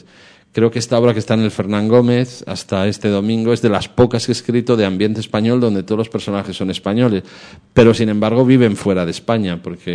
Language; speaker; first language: Spanish; native; Spanish